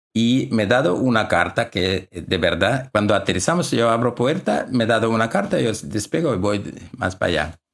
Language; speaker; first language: Spanish; non-native, learner; Russian